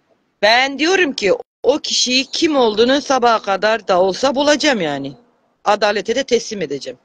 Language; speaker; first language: Turkish; native; Turkish